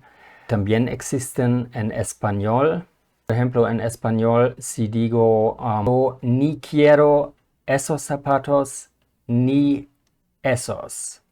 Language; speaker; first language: Spanish; non-native, fluent; German